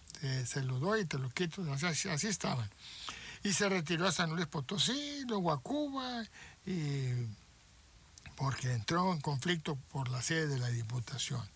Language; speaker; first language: Spanish; native; Spanish